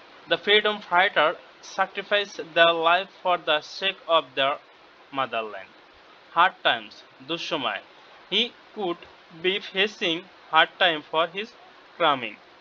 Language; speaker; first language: English; non-native, local second language; Bangla